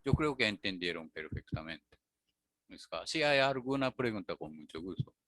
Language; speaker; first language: Spanish; non-native, learner; Japanese